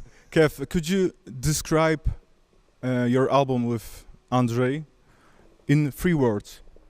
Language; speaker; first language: English; non-native, learner; Polish